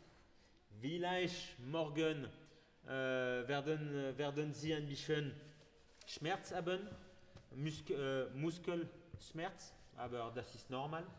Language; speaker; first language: German; non-native, learner; French